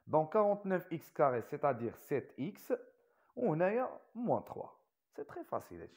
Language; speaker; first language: French; non-native, local second language; Arabic